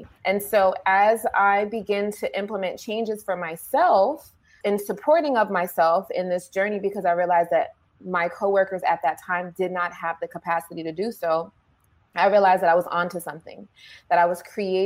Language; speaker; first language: English; native; English